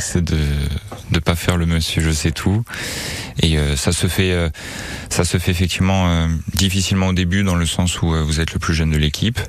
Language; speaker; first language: French; native; French